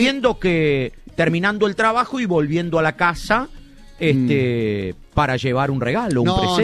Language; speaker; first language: Spanish; native; Spanish